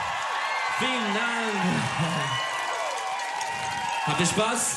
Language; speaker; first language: German; non-native, learner; Turkish